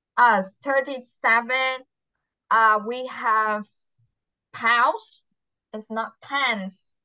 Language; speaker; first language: English; non-native, fluent; Vietnamese